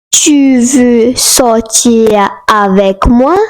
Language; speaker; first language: French; non-native, fluent; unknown